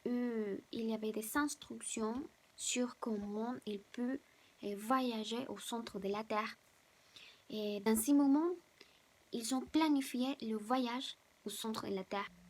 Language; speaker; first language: French; non-native, learner; Spanish